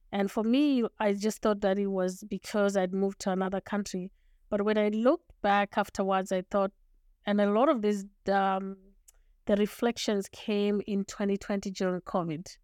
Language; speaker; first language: English; non-native, local second language; Shona